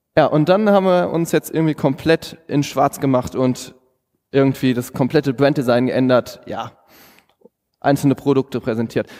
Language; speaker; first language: German; native; German